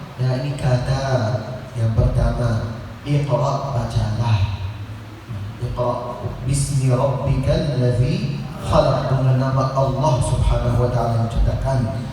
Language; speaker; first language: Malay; non-native, learner; Arabic